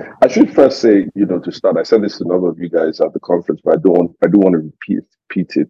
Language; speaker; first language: English; non-native, local second language; Yoruba